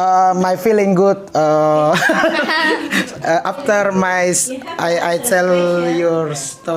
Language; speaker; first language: English; non-native, learner; Indonesian